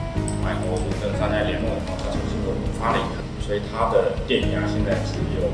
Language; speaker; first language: Chinese; native; Chinese